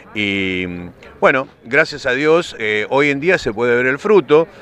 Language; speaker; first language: Spanish; native; Spanish